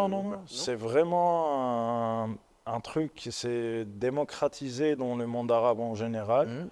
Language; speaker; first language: French; non-native, local second language; Arabic